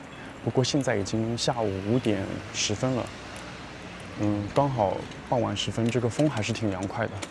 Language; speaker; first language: Chinese; native; Chinese